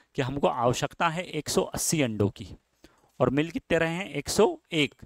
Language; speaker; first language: Hindi; native; Hindi